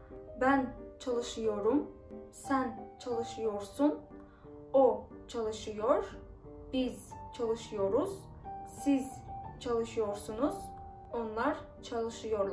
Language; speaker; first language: Turkish; non-native, fluent; Kazakh